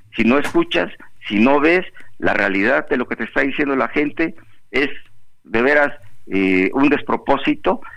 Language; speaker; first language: Spanish; native; Spanish